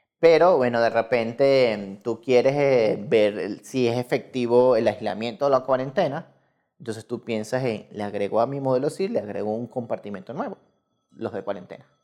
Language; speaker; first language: Spanish; native; Spanish